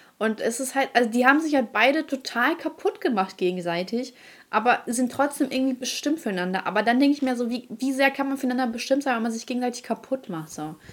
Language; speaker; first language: German; early bilingual, other home language; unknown